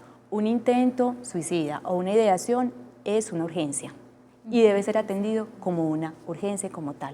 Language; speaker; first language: Spanish; native; Spanish